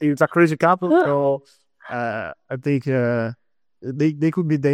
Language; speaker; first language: English; non-native, fluent; Italian